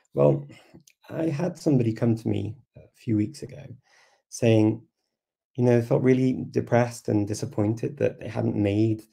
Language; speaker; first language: English; native; English